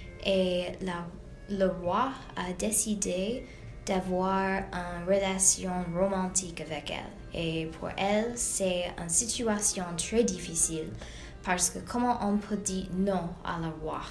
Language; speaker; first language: French; non-native, learner; English